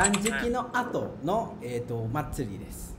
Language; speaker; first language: Japanese; non-native, fluent; Malay